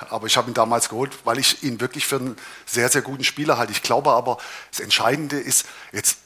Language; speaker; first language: German; native; German